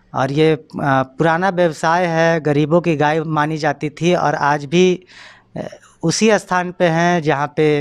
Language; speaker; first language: Hindi; native; Hindi